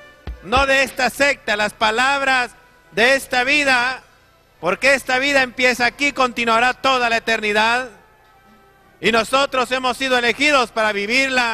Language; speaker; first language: Spanish; native; Spanish